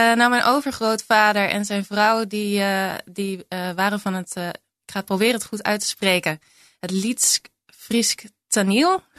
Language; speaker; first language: Dutch; native; Dutch